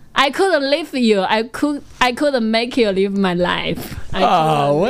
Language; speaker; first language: English; non-native, learner; Chinese